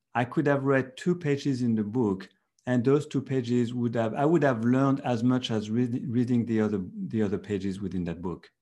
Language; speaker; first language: English; non-native, fluent; French